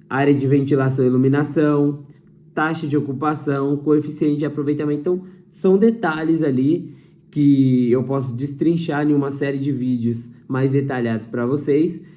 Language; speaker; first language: Portuguese; native; Portuguese